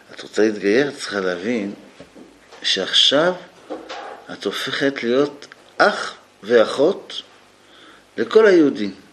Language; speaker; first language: Hebrew; native; Hebrew